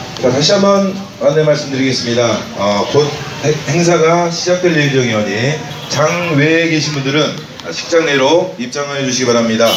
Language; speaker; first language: Korean; native; Korean